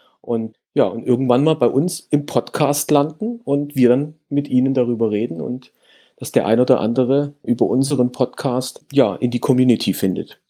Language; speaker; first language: German; native; German